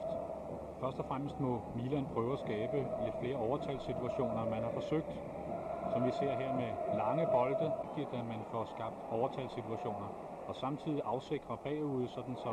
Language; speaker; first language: Danish; native; Danish